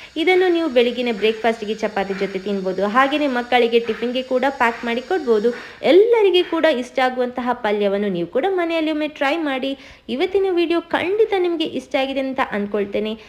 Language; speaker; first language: Kannada; native; Kannada